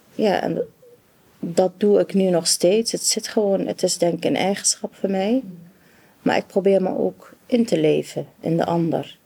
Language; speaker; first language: Dutch; non-native, fluent; Arabic